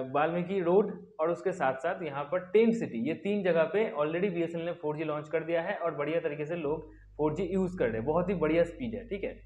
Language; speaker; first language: Hindi; native; Hindi